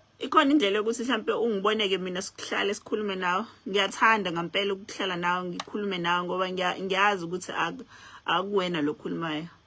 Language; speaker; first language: Zulu; native; Zulu